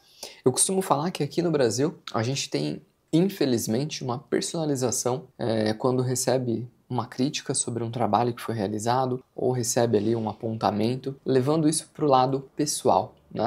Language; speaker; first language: Portuguese; native; Portuguese